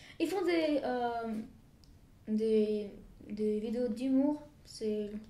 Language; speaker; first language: French; non-native, fluent; Bulgarian